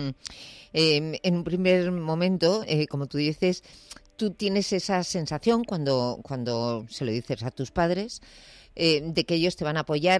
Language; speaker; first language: Spanish; native; Spanish